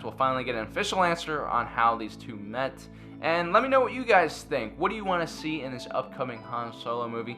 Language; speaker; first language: English; native; English